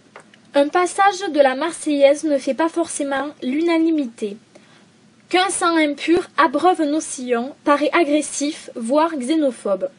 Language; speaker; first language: French; native; French